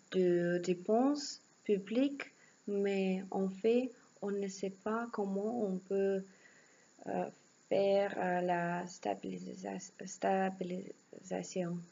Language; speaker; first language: French; non-native, learner; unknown